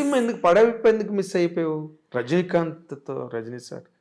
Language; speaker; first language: Telugu; native; Telugu